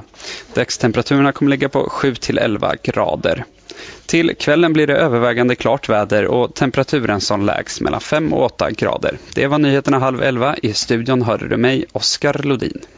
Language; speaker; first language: Swedish; native; Swedish